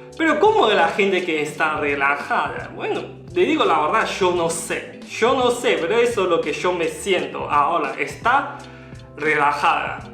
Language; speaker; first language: Spanish; non-native, learner; Chinese